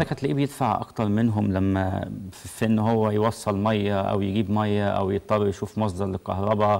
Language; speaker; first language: Arabic; native; Arabic